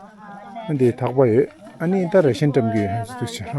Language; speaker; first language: Kannada; non-native, local second language; Tibetan